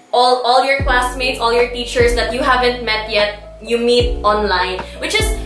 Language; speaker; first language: English; non-native, local second language; Cebuano